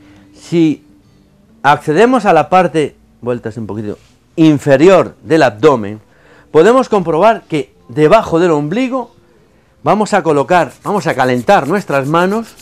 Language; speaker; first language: Spanish; native; Spanish